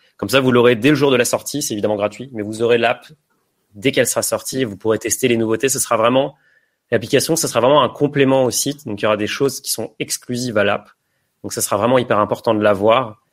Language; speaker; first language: French; native; French